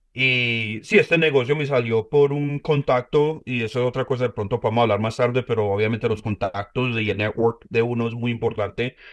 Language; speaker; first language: Spanish; early bilingual, heritage; Spanish